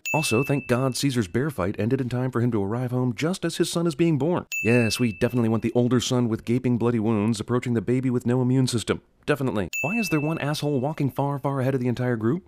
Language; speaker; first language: English; native; English